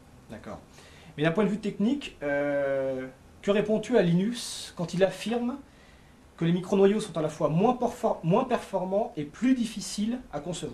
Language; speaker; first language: French; native; French